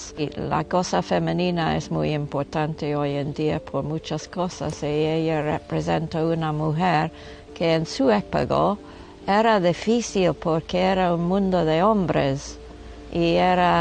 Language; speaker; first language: Spanish; non-native, local second language; English